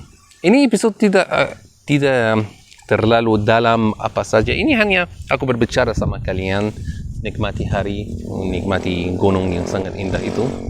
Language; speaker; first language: Indonesian; non-native, fluent; Arabic